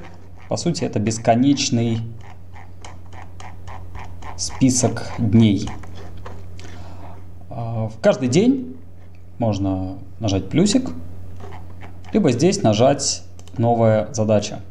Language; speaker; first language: Russian; native; Russian